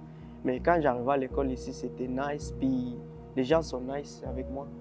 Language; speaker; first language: French; early bilingual, other home language; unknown